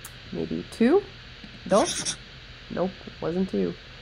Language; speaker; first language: English; native; English